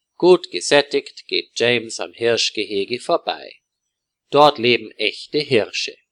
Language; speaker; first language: German; native; German